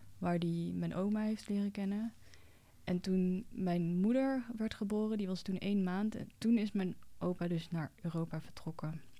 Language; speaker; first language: Dutch; early bilingual, other home language; Cantonese